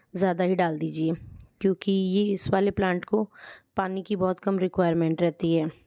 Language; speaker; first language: Hindi; native; Hindi